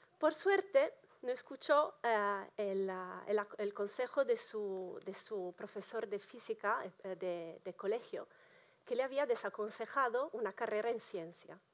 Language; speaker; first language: Spanish; non-native, fluent; Italian